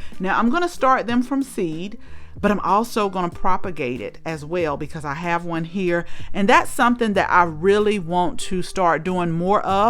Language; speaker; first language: English; native; English